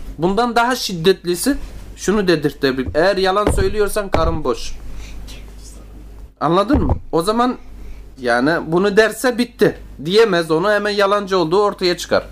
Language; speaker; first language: Turkish; native; Turkish